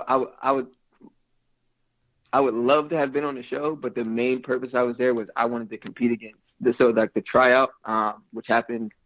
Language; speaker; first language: English; native; English